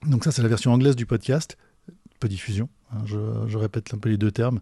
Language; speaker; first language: French; native; French